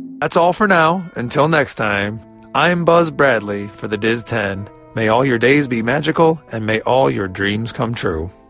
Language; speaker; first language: English; native; English